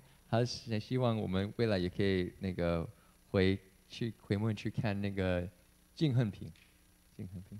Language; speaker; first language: Chinese; early bilingual, other home language; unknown